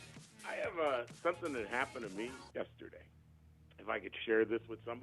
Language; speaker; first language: English; native; English